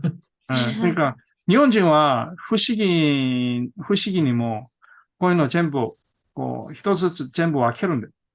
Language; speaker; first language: Japanese; non-native, fluent; Korean